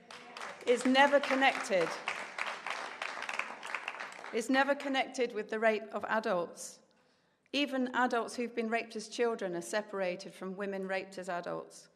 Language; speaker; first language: English; native; English